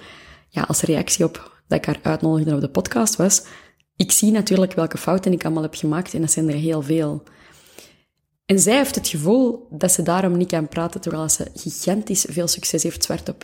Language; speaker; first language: Dutch; native; Dutch